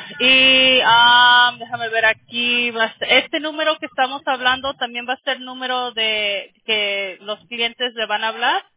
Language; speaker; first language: Spanish; early bilingual, heritage; Spanish